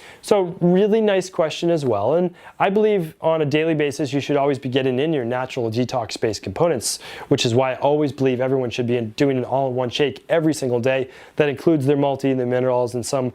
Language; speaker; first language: English; native; English